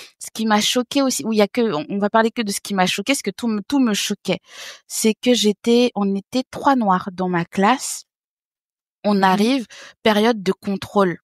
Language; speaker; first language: French; early bilingual, other home language; Haitian Creole